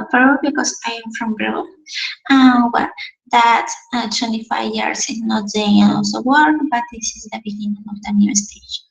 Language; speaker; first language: English; non-native, learner; Spanish